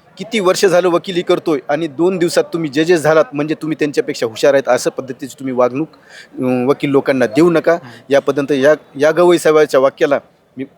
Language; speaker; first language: Marathi; native; Marathi